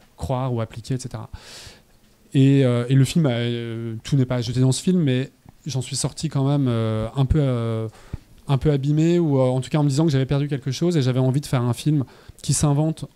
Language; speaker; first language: French; native; French